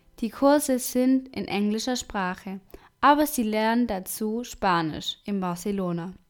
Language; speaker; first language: German; non-native, fluent; Spanish